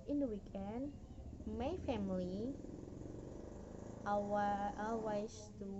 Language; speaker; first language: English; non-native, learner; Indonesian